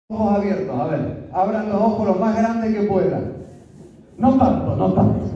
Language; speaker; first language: Spanish; native; Spanish